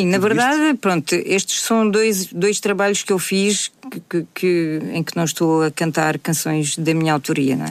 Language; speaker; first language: Portuguese; native; Portuguese